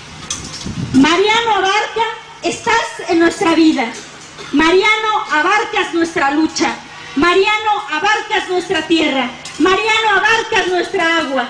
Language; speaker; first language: Spanish; native; Spanish